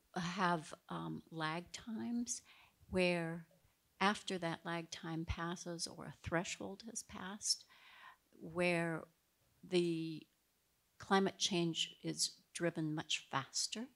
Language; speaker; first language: English; native; English